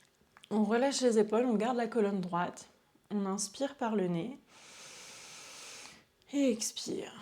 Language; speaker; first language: French; native; French